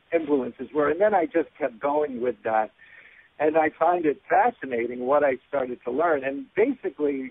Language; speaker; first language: English; native; English